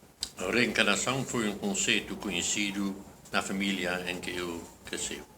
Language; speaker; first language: Portuguese; non-native, fluent; Dutch